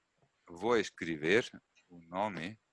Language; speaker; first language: Portuguese; non-native, learner; German